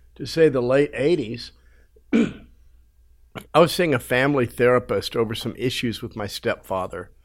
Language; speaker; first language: English; native; English